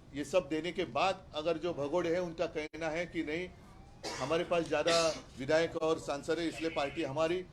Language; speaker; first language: Hindi; non-native, local second language; Marathi